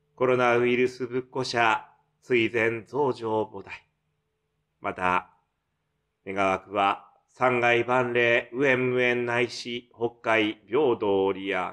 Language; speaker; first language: Japanese; native; Japanese